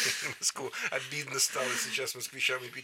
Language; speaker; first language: Russian; native; Russian